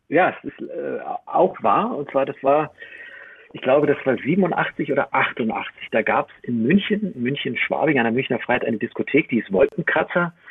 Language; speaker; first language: German; early bilingual, other home language; Romanian